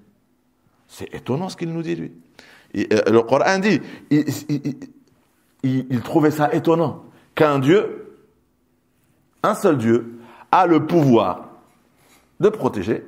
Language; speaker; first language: French; native; French